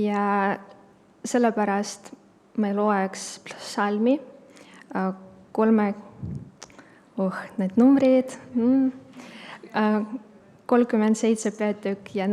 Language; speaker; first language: Estonian; non-native, local second language; Russian